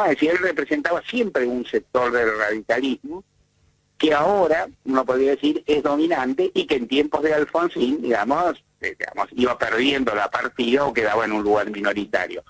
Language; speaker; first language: Spanish; native; Spanish